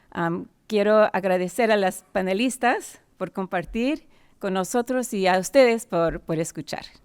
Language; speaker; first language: Spanish; non-native, fluent; English